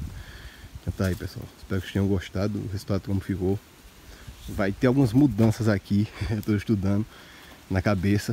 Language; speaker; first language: Portuguese; native; Portuguese